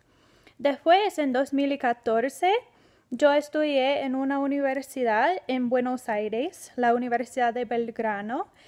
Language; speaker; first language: Spanish; non-native, fluent; English